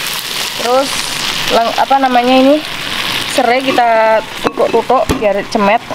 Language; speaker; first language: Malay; non-native, local second language; Javanese